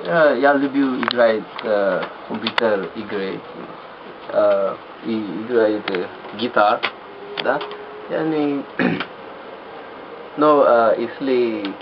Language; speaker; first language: Russian; non-native, learner; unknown